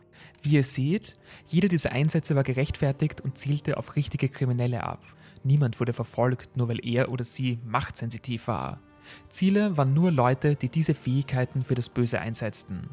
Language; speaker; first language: German; native; German